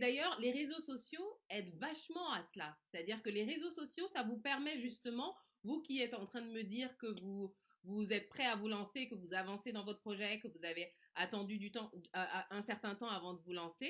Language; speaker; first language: French; native; French